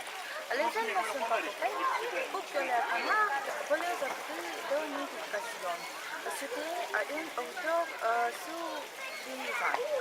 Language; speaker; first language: French; non-native, learner; Russian